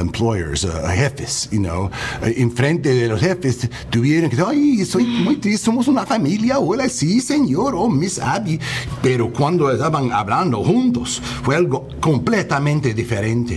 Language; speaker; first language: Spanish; early bilingual, heritage; English